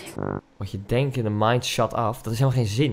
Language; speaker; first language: Dutch; native; Dutch